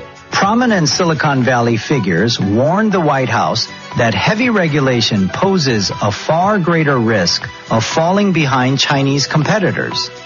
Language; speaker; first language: English; non-native, fluent; Korean